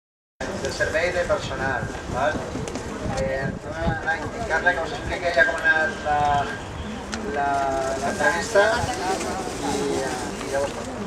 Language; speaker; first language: Catalan; native; Catalan